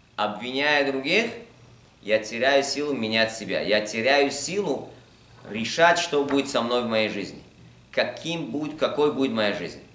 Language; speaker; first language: Russian; early bilingual, heritage; Russian